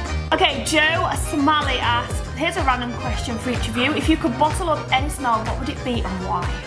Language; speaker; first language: English; native; English